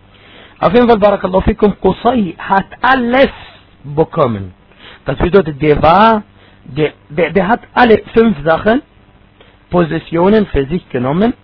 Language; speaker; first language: German; non-native, fluent; Arabic